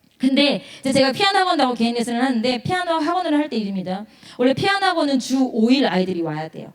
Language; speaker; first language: Korean; native; Korean